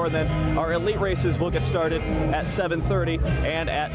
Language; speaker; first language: English; native; English